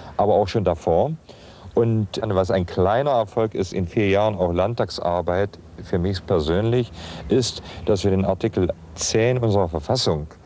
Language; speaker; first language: German; non-native, local second language; Upper Sorbian